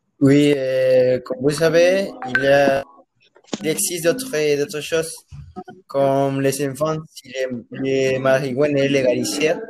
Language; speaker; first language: French; non-native, learner; Spanish